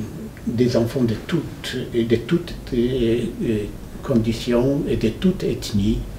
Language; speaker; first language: French; non-native, fluent; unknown